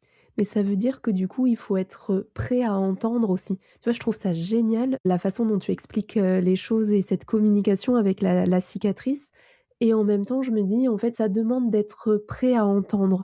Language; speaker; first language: French; native; French